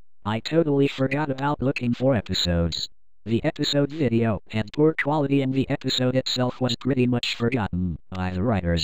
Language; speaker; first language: English; native; English